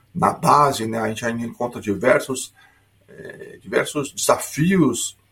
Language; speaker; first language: Portuguese; native; Portuguese